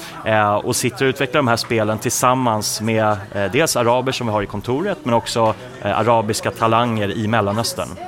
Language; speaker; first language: Swedish; native; Swedish